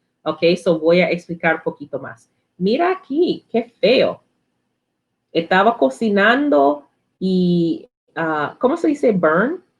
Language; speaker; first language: Spanish; non-native, learner; English